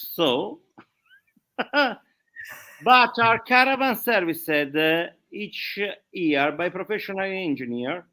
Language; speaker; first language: English; non-native, learner; Italian